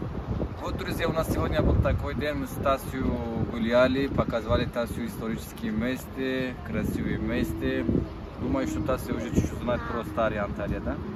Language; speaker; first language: Russian; non-native, learner; Turkish